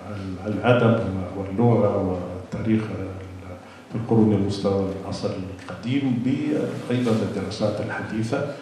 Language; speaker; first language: Arabic; non-native, fluent; Russian